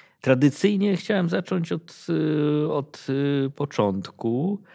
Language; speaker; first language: Polish; native; Polish